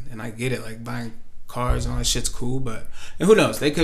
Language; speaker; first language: English; native; English